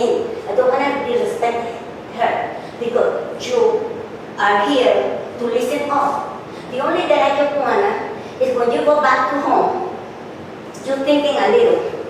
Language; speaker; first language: English; non-native, learner; Spanish